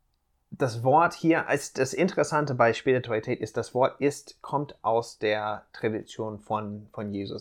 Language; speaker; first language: German; non-native, fluent; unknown